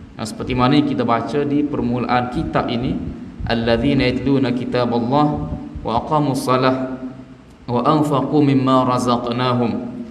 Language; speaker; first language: Malay; native; Malay